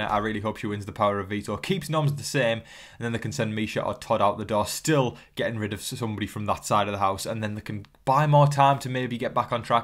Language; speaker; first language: English; native; English